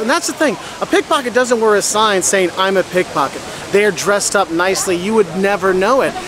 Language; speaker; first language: English; native; English